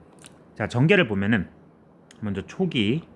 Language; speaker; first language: Korean; native; Korean